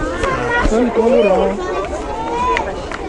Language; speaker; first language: French; non-native, local second language; Malagasy